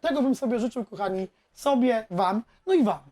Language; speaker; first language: Polish; native; Polish